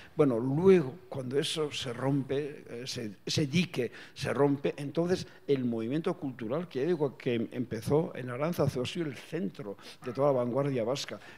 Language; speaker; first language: Spanish; non-native, local second language; Basque